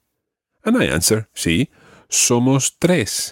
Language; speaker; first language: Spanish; non-native, fluent; English